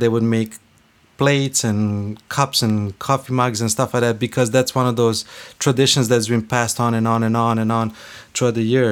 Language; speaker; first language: English; non-native, fluent; Bosnian